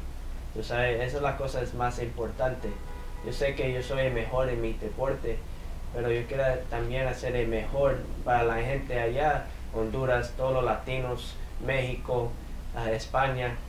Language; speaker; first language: Spanish; early bilingual, heritage; English